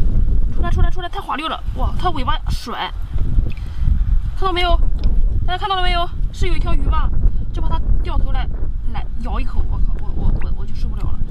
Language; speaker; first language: Chinese; native; Chinese